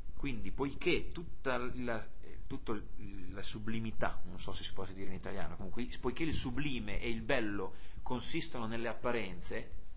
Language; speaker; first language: Italian; native; Italian